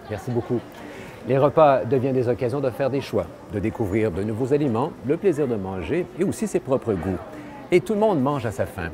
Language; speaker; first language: French; native; French